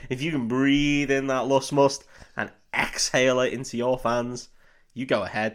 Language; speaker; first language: English; native; English